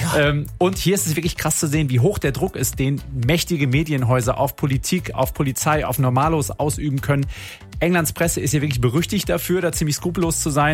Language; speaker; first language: German; native; German